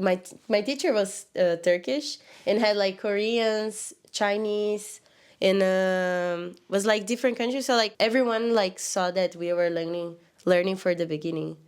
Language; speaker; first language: English; non-native, learner; Portuguese